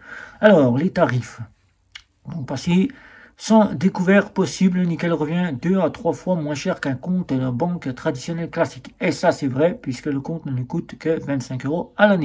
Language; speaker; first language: French; native; French